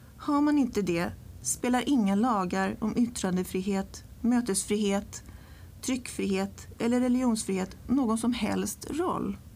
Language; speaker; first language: Swedish; early bilingual, other home language; English